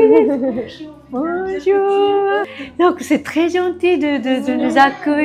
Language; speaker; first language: French; non-native, learner; Japanese